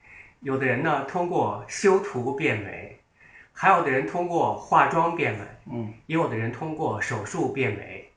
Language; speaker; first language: Chinese; native; Chinese